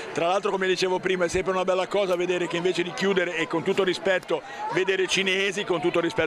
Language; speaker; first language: Italian; native; Italian